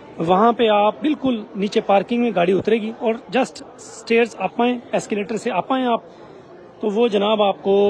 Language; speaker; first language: Urdu; non-native, local second language; Saraiki